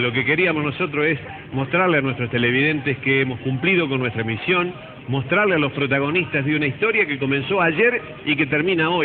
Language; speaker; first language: Spanish; native; Spanish